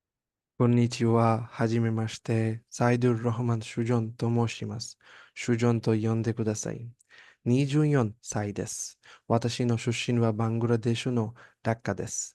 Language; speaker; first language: Japanese; non-native, learner; Bangla